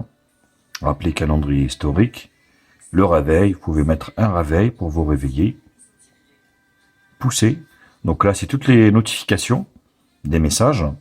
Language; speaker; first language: French; native; French